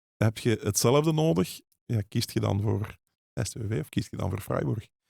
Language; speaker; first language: Dutch; native; Dutch